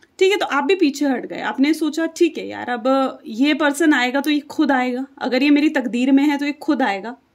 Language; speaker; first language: Hindi; native; Hindi